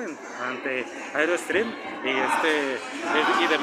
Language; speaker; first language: Spanish; native; Spanish